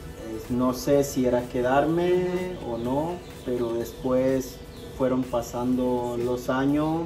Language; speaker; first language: Spanish; non-native, local second language; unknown